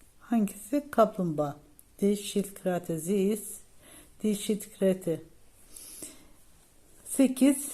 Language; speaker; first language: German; non-native, fluent; Turkish